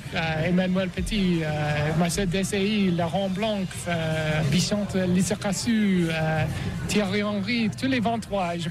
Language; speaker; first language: French; non-native, learner; English